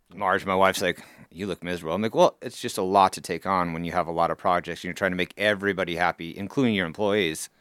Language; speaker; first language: English; native; English